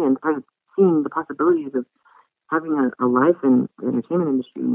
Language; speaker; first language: English; native; English